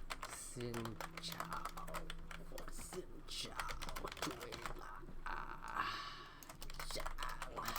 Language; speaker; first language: Vietnamese; non-native, learner; English